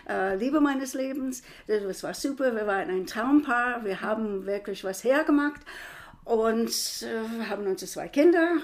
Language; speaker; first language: German; non-native, fluent; English